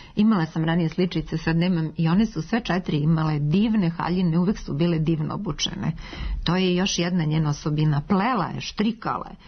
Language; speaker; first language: Serbian; native; Serbian